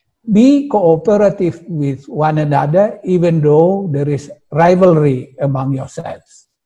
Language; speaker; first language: English; non-native, fluent; Indonesian